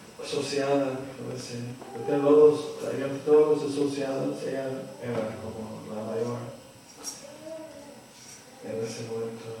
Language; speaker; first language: Spanish; non-native, fluent; English